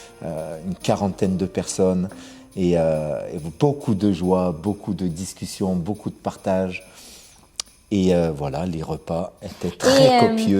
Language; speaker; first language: French; native; French